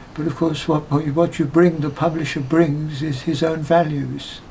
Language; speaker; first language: English; native; English